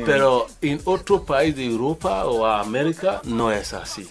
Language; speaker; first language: Spanish; non-native, learner; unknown